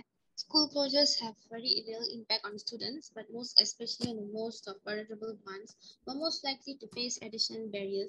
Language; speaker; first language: English; non-native, local second language; Malay